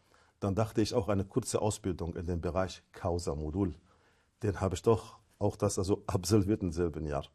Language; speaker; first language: German; non-native, fluent; Arabic